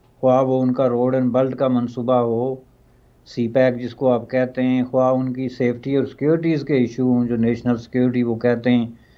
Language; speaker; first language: Urdu; non-native, local second language; Pahari-Potwari